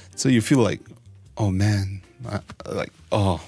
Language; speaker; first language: English; non-native, local second language; Chinese